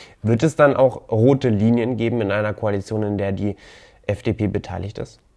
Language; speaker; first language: German; native; German